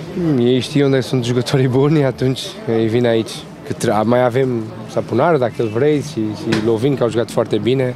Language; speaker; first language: Romanian; non-native, learner; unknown